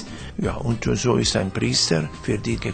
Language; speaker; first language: German; non-native, fluent; Croatian